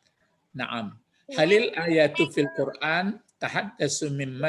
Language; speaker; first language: Arabic; non-native, fluent; Indonesian